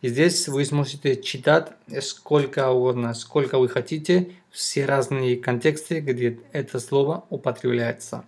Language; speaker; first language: Russian; non-native, fluent; Spanish